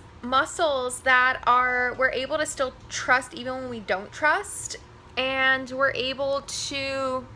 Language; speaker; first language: English; native; English